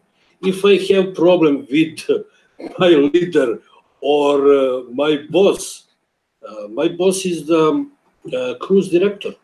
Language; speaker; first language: English; non-native, learner; Serbian